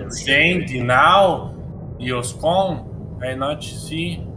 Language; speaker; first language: English; non-native, learner; Portuguese